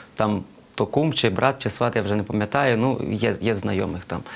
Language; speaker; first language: Ukrainian; native; Ukrainian